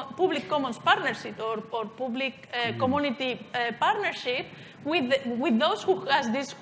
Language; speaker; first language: English; non-native, fluent; Spanish